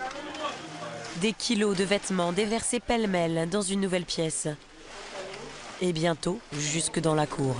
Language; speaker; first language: French; native; French